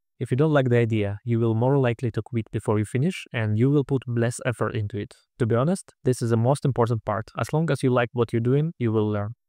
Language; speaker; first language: English; non-native, fluent; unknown